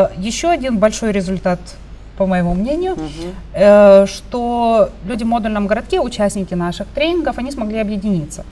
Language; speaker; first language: Russian; native; Russian